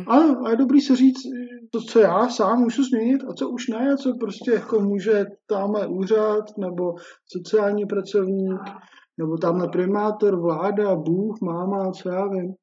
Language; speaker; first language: Czech; native; Czech